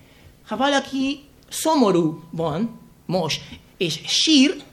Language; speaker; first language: Hungarian; non-native, fluent; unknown